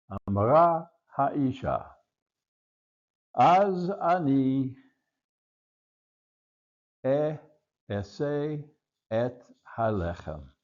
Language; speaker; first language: Hebrew; non-native, learner; English